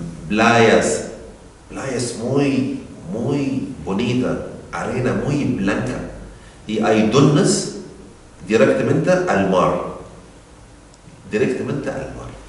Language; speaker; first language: Spanish; non-native, learner; Arabic